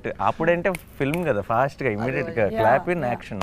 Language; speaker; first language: Telugu; native; Telugu